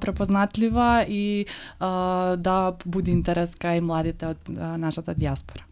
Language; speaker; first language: Macedonian; native; Macedonian